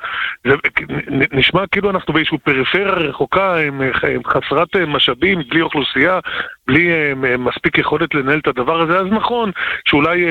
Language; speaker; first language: Hebrew; native; Hebrew